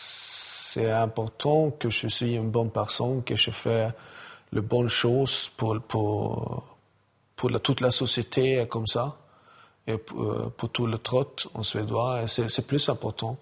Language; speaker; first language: French; non-native, learner; Swedish